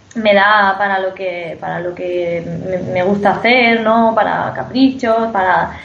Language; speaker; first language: Spanish; native; Spanish